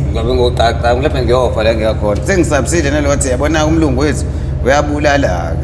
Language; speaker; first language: Zulu; native; Zulu